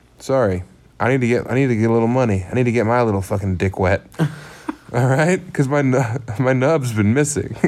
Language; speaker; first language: English; native; English